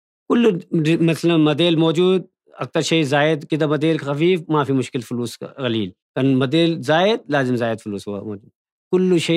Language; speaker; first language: Arabic; non-native, learner; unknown